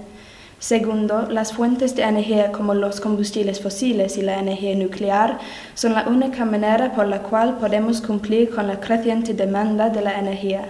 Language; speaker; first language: Spanish; non-native, learner; English